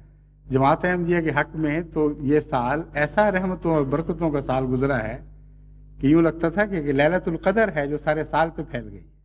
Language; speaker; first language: Urdu; native; Urdu